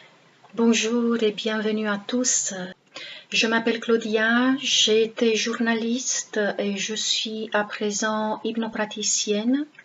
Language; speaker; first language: French; native; French